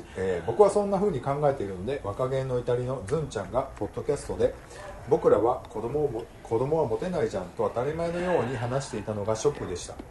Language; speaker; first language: Japanese; native; Japanese